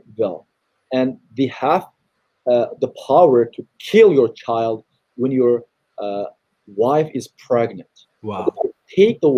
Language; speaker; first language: English; non-native, fluent; Chinese